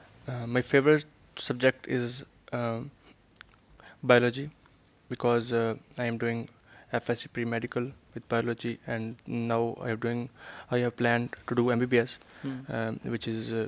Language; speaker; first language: English; non-native, learner; Urdu